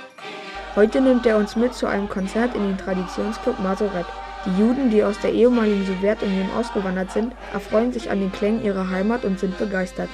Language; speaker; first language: German; native; German